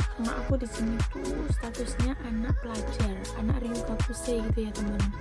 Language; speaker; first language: Indonesian; native; Indonesian